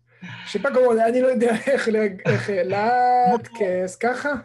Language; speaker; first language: Hebrew; non-native, fluent; French